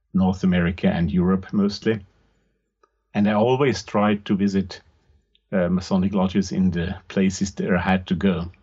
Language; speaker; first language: English; non-native, fluent; German